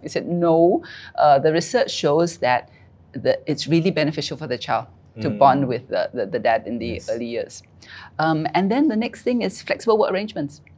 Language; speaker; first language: English; native; English